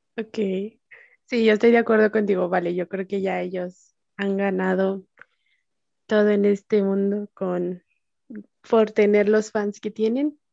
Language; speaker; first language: Spanish; native; Spanish